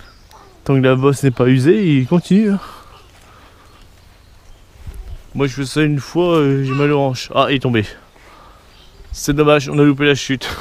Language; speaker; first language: French; native; French